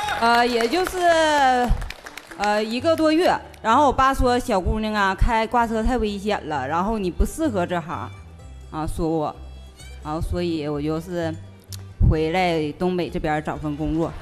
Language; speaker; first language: Chinese; native; Chinese